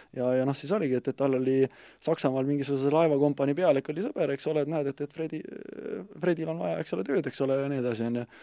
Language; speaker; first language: Estonian; native; Estonian